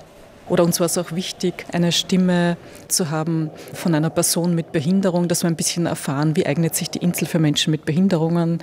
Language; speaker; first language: German; native; German